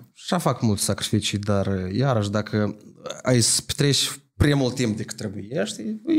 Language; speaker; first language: Romanian; native; Romanian